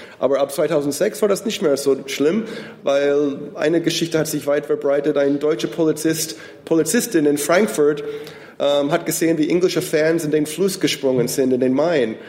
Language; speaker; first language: German; non-native, fluent; English